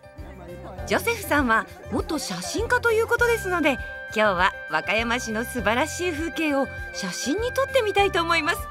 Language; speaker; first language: Japanese; native; Japanese